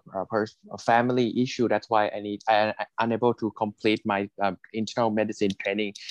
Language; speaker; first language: English; non-native, fluent; Thai